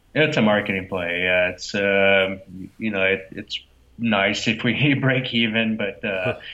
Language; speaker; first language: English; non-native, fluent; Portuguese